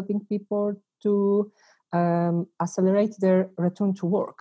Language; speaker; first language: English; non-native, fluent; Polish